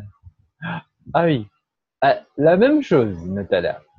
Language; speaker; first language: French; non-native, learner; Portuguese